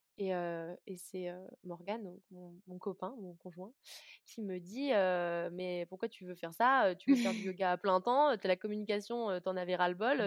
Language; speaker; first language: French; native; French